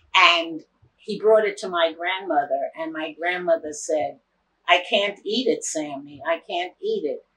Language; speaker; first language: English; native; English